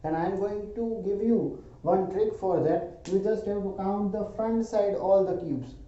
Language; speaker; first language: English; non-native, local second language; Hindi